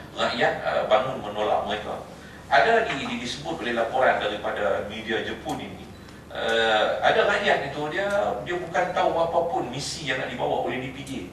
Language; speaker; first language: Malay; native; Malay